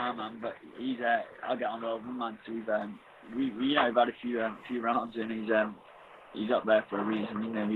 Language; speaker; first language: English; native; English